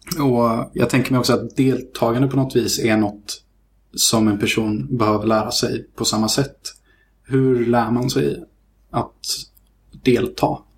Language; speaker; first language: Swedish; native; Swedish